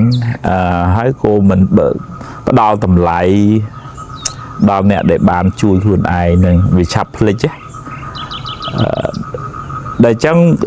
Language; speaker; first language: Khmer; native; Khmer